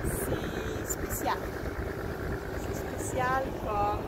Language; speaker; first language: French; native; French